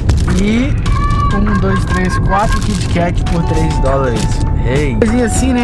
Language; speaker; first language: Portuguese; native; Portuguese